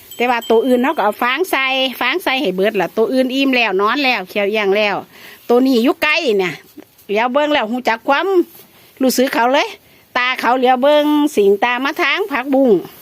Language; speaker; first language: Thai; native; Thai